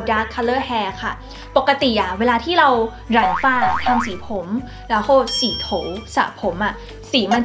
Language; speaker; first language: Thai; native; Thai